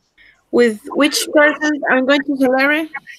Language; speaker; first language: English; non-native, learner; Spanish